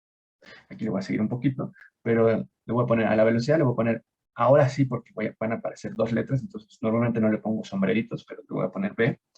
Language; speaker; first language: Spanish; native; Spanish